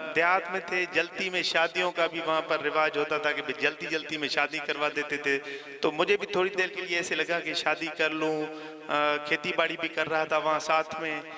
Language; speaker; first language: Urdu; non-native, local second language; Saraiki